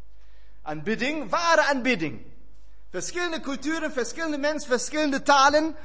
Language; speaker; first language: Dutch; non-native, fluent; German